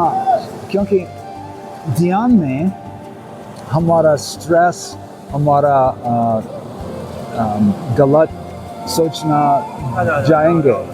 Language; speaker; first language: Hindi; non-native, learner; English